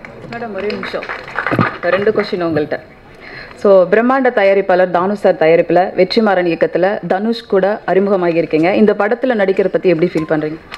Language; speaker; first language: Tamil; native; Tamil